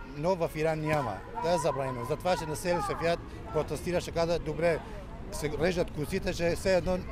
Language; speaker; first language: Bulgarian; non-native, learner; Kurdish